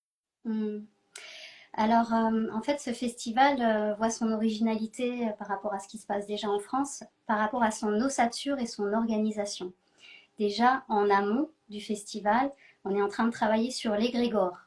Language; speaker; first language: French; native; French